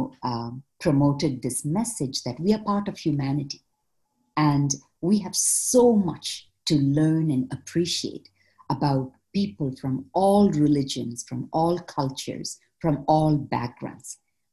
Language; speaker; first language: English; non-native, local second language; Malayalam